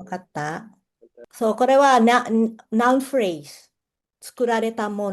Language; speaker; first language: Japanese; non-native, fluent; Filipino